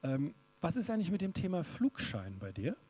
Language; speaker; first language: German; native; German